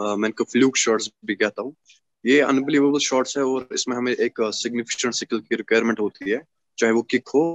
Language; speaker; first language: Hindi; native; Hindi